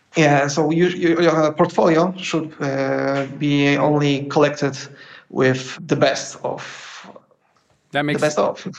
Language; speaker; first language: English; non-native, fluent; Polish